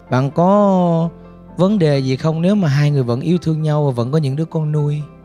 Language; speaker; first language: Vietnamese; native; Vietnamese